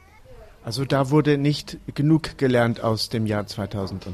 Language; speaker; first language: German; native; German